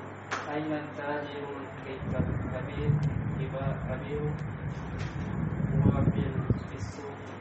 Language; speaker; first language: Arabic; non-native, learner; Indonesian